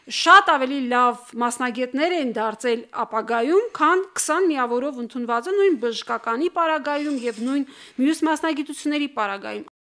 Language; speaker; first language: Armenian; native; Armenian